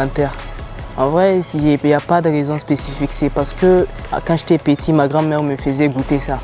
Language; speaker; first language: French; non-native, local second language; Hausa